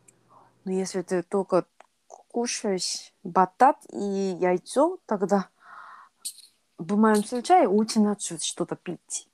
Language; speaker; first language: Russian; non-native, learner; Korean